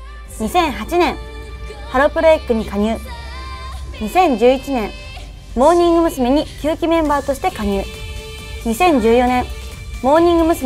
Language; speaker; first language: Japanese; native; Japanese